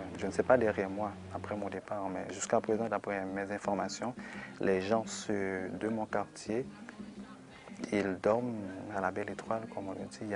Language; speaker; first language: French; non-native, local second language; Haitian Creole